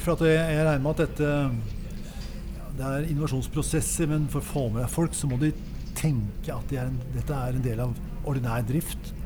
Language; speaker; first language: Norwegian; native; Norwegian